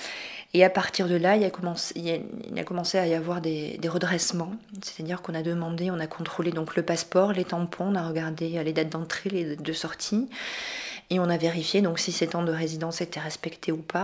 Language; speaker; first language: French; native; French